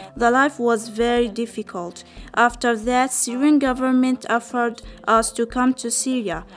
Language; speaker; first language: English; non-native, fluent; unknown